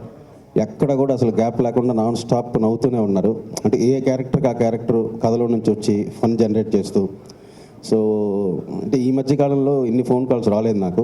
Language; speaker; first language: Telugu; native; Telugu